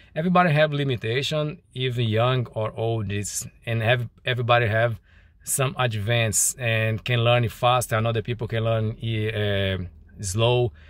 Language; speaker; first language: English; non-native, learner; Portuguese